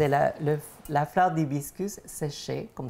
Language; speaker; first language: French; non-native, fluent; Spanish